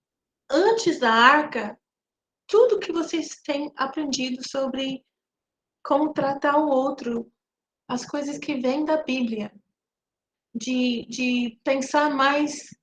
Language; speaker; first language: Portuguese; non-native, fluent; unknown